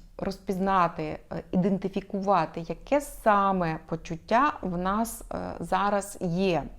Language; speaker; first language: Ukrainian; non-native, local second language; Russian